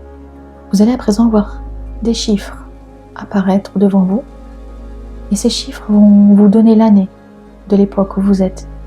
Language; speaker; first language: French; native; French